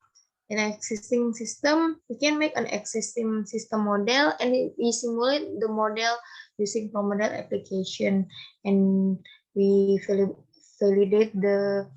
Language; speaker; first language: English; non-native, learner; Indonesian